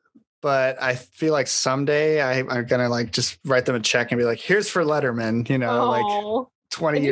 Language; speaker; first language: English; native; English